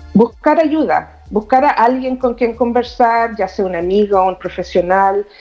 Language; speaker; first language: Spanish; native; Spanish